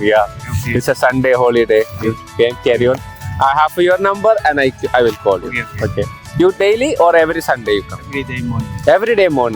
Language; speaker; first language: English; non-native, learner; Malayalam